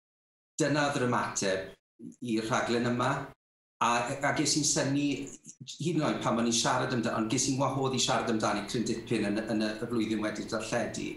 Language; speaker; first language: Welsh; native; Welsh